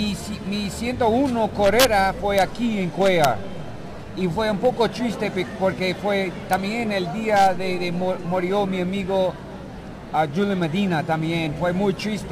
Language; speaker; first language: Spanish; non-native, learner; English